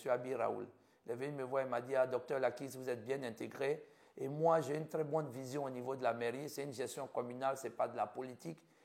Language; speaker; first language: French; native; French